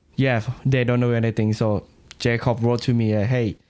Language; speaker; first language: English; non-native, learner; Thai